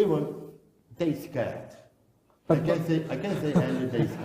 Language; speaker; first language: English; non-native, learner; Turkish